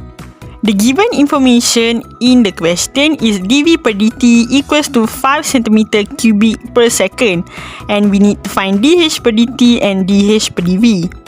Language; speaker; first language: English; non-native, local second language; Malay